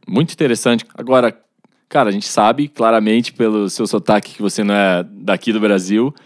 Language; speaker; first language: Portuguese; native; Portuguese